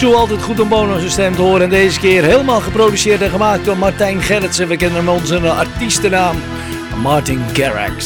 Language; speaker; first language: Dutch; native; Dutch